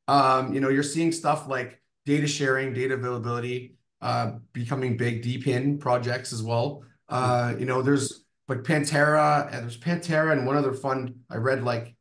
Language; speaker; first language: English; native; English